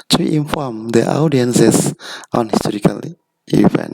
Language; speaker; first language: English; non-native, learner; Indonesian